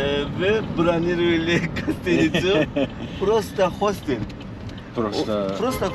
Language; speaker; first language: Russian; non-native, local second language; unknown